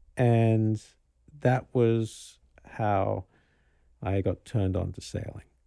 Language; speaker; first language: English; native; English